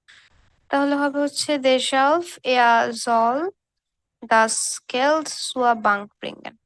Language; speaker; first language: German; non-native, learner; Bangla